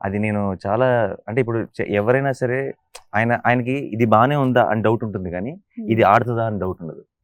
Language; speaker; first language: Telugu; native; Telugu